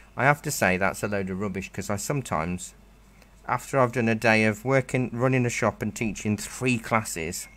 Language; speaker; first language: English; native; English